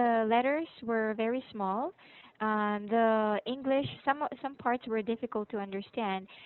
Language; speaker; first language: English; non-native, local second language; Filipino